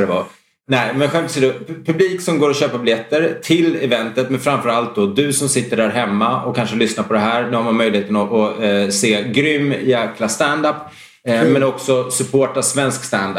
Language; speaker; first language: Swedish; native; Swedish